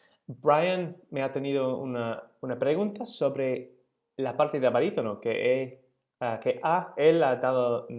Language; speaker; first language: Spanish; non-native, fluent; English